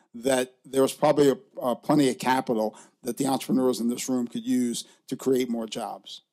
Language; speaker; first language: English; native; English